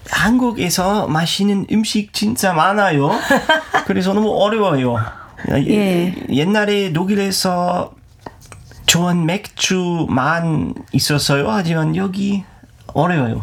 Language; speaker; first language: Korean; non-native, learner; German